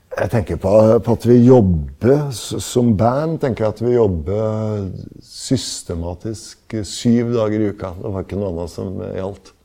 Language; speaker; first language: Norwegian; native; Norwegian